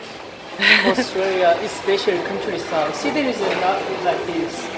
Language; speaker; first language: English; non-native, fluent; Korean